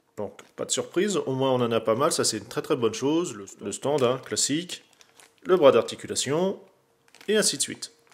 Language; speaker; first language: French; native; French